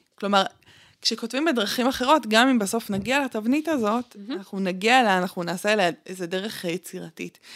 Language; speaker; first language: Hebrew; early bilingual, other home language; Russian